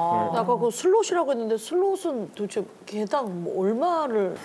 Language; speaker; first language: Korean; native; Korean